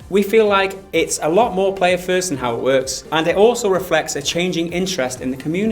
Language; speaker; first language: English; native; English